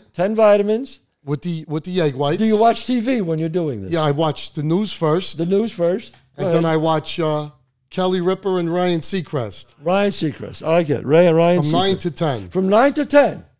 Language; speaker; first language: English; native; English